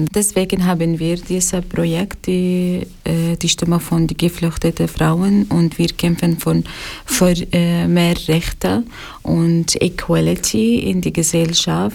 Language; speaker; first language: German; non-native, learner; Arabic